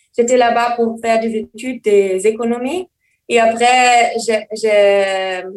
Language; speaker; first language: French; non-native, learner; German